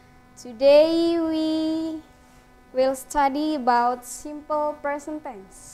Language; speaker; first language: English; non-native, learner; Indonesian